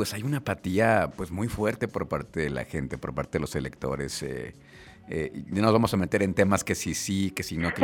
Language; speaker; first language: Spanish; native; Spanish